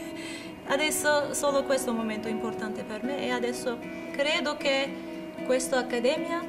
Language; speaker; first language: Italian; non-native, fluent; Turkish